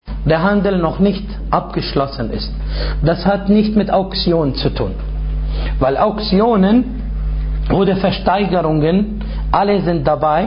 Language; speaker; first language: German; non-native, fluent; Arabic